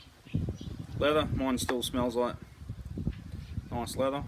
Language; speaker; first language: English; native; English